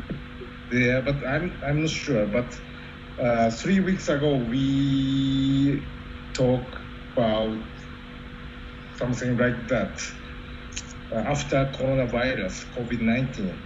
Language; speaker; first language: English; non-native, learner; Japanese